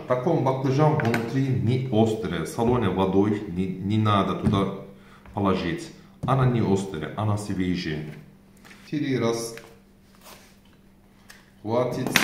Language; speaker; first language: Russian; non-native, learner; Turkish